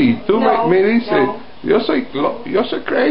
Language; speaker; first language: Spanish; non-native, learner; English